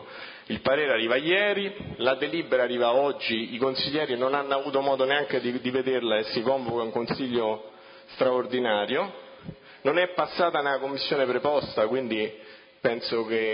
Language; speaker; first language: Italian; native; Italian